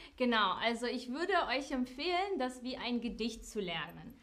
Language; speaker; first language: German; non-native, fluent; Ukrainian